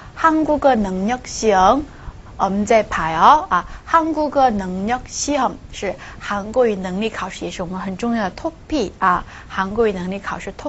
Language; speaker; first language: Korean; non-native, fluent; Chinese